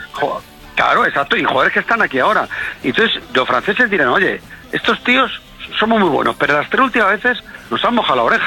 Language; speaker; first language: Spanish; native; Spanish